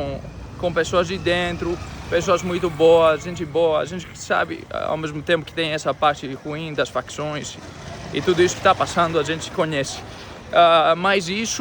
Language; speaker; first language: Portuguese; non-native, fluent; Greek